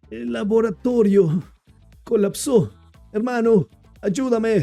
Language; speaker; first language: Spanish; non-native, fluent; English